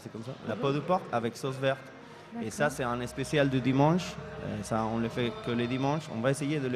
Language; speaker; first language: French; non-native, fluent; Spanish